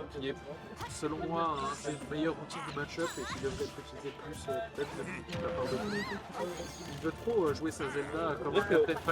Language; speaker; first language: French; native; French